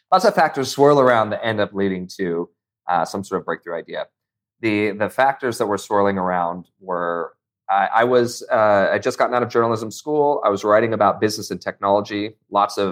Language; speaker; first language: English; native; English